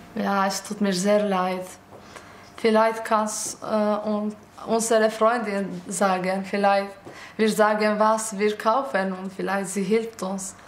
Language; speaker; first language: German; non-native, learner; Albanian